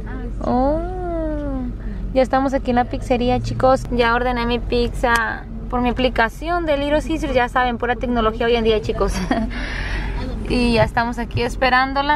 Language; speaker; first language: Spanish; native; Spanish